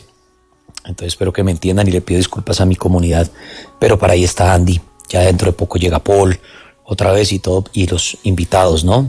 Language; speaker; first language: Spanish; native; Spanish